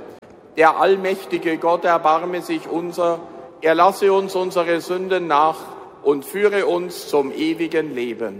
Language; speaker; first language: German; native; German